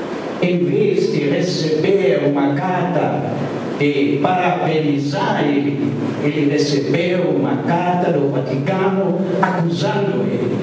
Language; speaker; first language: Portuguese; non-native, fluent; German